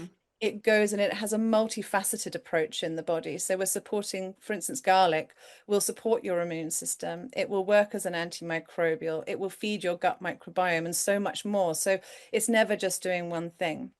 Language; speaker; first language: English; native; English